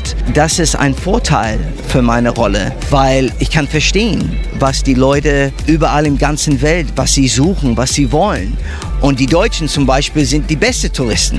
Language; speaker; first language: German; early bilingual, heritage; English